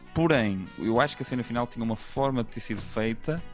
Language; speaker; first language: Portuguese; native; Portuguese